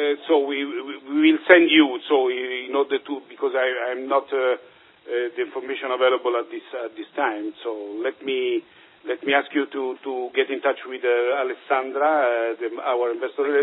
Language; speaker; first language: English; non-native, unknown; Italian